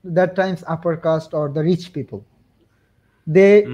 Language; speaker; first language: English; non-native, local second language; Bangla